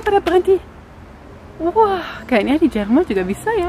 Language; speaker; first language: Indonesian; non-native, fluent; German